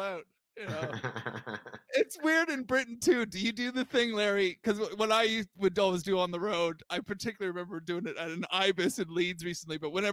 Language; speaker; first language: English; native; English